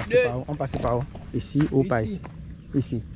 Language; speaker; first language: French; non-native, fluent; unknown